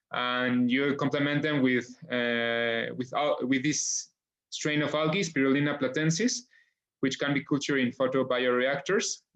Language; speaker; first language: English; non-native, fluent; Spanish